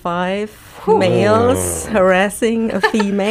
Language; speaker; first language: English; non-native, fluent; German